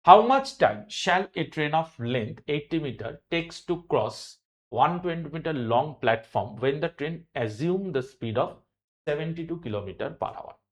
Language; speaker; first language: English; non-native, local second language; Bangla